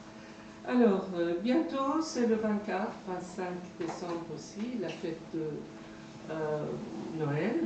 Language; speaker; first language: French; non-native, fluent; Persian